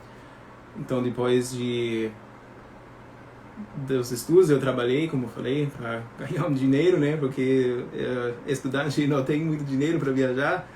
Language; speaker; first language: Portuguese; non-native, fluent; German